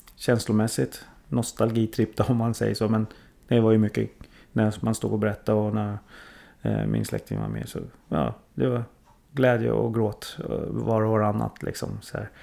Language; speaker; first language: Swedish; early bilingual, other home language; Thai